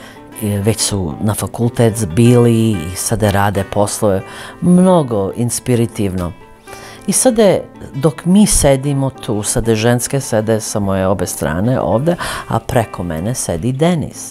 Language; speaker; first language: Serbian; early bilingual, other home language; Croatian